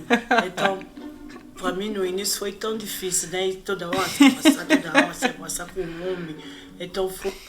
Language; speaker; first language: Portuguese; non-native, fluent; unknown